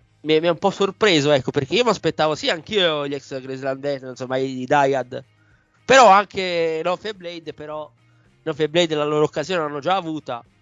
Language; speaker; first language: Italian; native; Italian